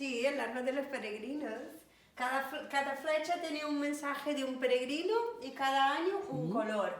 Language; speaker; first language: Spanish; non-native, local second language; Portuguese